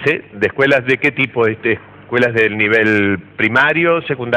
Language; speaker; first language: Spanish; native; Spanish